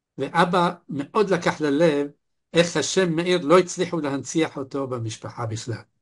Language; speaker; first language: Hebrew; non-native, fluent; Arabic